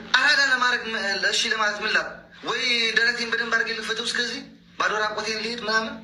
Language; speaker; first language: Amharic; native; Amharic